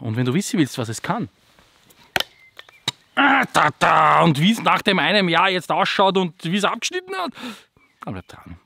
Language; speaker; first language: German; native; German